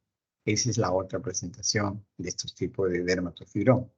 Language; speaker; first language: Spanish; native; Spanish